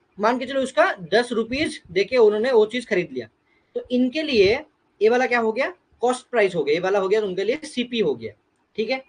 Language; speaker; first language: Hindi; non-native, local second language; Bangla